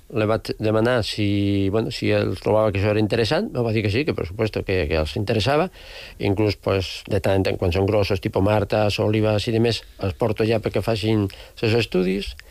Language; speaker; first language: Catalan; non-native, local second language; Spanish